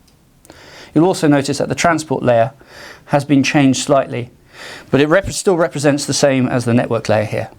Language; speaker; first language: English; native; English